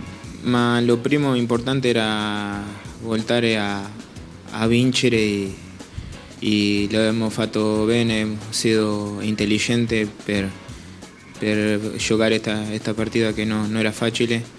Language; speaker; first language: Italian; non-native, learner; Spanish